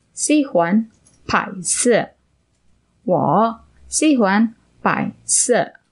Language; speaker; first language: Chinese; non-native, learner; Indonesian